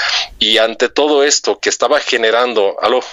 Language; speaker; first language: Spanish; native; Spanish